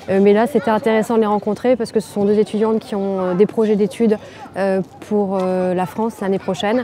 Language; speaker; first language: French; native; French